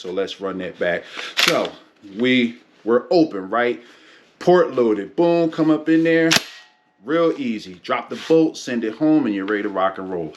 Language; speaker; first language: English; native; English